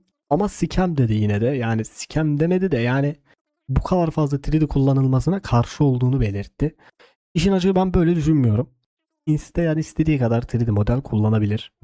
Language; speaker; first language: Turkish; native; Turkish